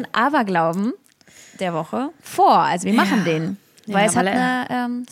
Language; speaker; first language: German; early bilingual, other home language; Russian